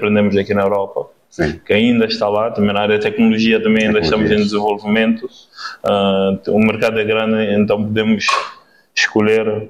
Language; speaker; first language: Portuguese; non-native, local second language; Kabuverdianu